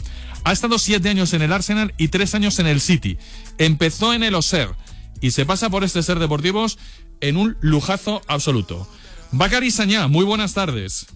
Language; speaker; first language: Spanish; native; Spanish